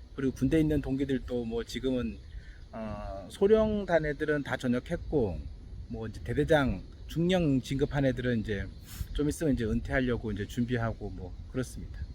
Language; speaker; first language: Korean; native; Korean